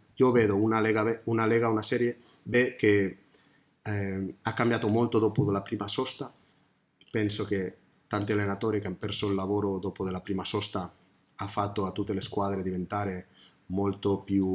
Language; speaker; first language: Italian; non-native, fluent; Spanish